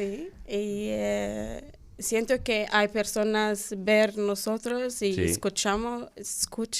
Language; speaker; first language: Spanish; non-native, learner; Arabic